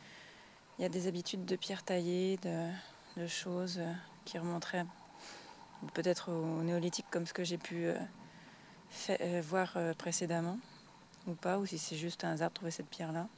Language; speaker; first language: French; native; French